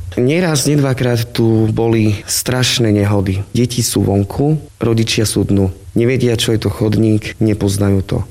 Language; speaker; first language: Slovak; non-native, local second language; Romany